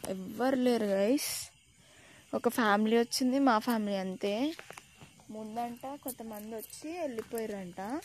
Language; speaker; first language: Telugu; non-native, local second language; Lambadi